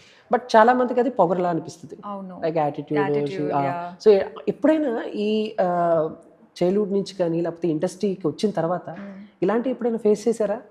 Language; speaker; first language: Telugu; native; Telugu